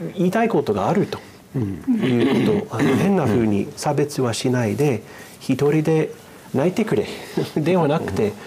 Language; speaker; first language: Japanese; non-native, fluent; English